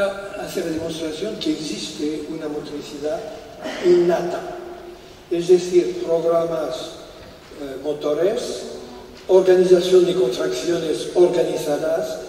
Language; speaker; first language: Spanish; non-native, fluent; French